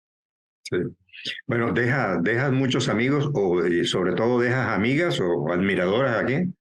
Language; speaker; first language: Spanish; native; Spanish